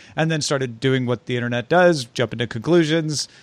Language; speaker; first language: English; native; English